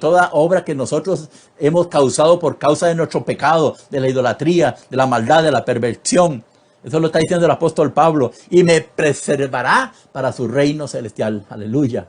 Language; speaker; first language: Spanish; native; Spanish